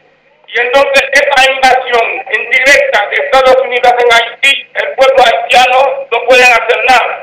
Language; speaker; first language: Spanish; non-native, fluent; Haitian Creole